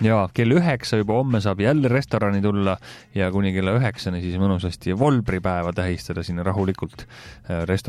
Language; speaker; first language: Estonian; native; Estonian